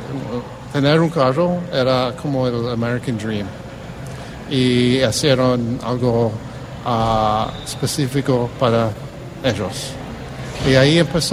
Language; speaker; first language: Spanish; early bilingual, heritage; English